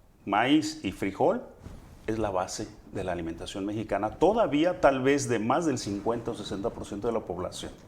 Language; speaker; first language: Spanish; native; Spanish